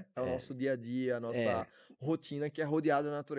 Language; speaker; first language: Portuguese; native; Portuguese